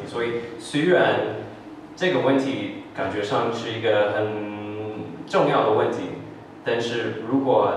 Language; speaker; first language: Chinese; early bilingual, heritage; English